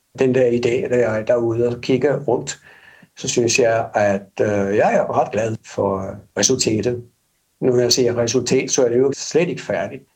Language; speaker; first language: Danish; non-native, fluent; Finnish